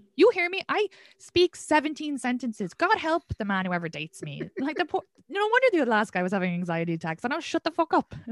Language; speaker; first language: English; native; English